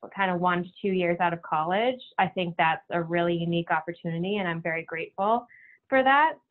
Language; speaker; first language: English; native; English